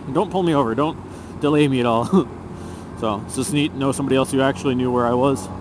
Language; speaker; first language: English; native; English